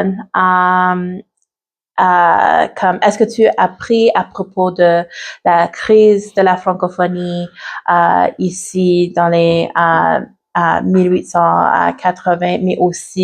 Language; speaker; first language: French; non-native, learner; English